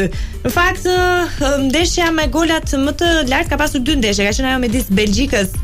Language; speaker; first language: Albanian; native; Albanian